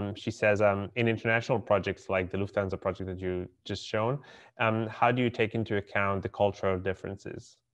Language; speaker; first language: English; non-native, fluent; Hebrew